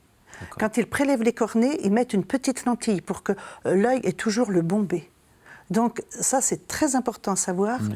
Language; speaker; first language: French; native; French